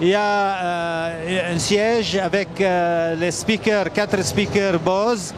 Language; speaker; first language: French; non-native, fluent; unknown